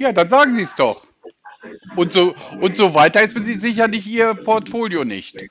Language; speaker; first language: German; native; German